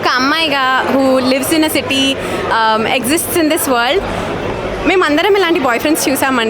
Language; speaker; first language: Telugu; native; Telugu